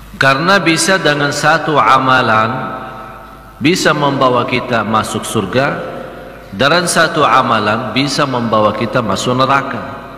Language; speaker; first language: Malay; non-native, fluent; Arabic